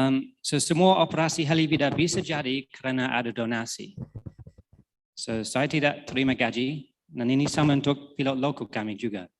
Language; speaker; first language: Indonesian; non-native, fluent; English